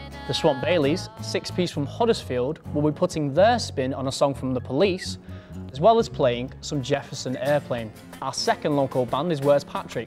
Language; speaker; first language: English; native; English